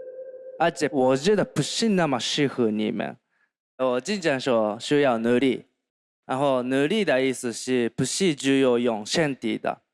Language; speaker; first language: Chinese; non-native, learner; Korean